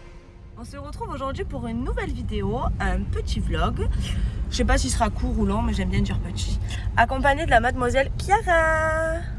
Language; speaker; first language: French; native; French